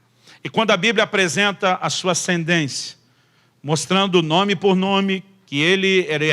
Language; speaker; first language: Portuguese; native; Portuguese